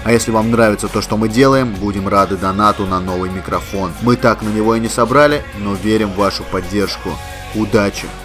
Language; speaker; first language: Russian; native; Russian